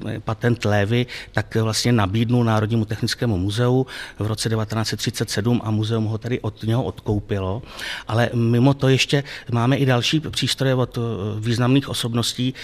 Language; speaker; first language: Czech; native; Czech